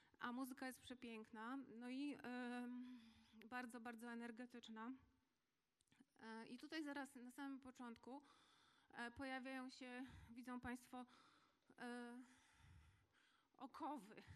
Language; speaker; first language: Polish; native; Polish